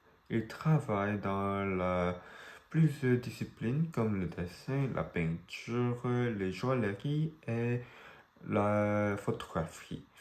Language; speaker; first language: French; non-native, learner; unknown